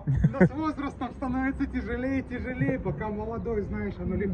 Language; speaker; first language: Russian; native; Russian